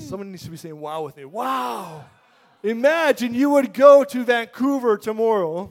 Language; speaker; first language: English; native; English